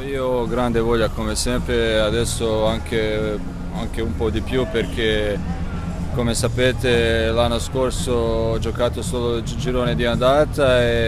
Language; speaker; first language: Italian; non-native, fluent; Croatian